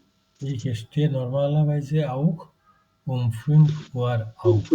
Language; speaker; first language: German; non-native, fluent; Bangla